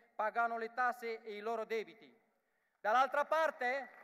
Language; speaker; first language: Italian; non-native, learner; Romanian